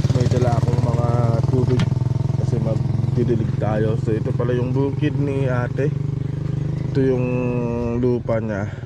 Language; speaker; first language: Filipino; non-native, local second language; Iloko